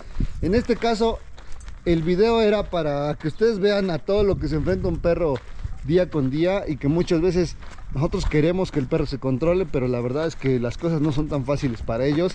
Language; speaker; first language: Spanish; native; Spanish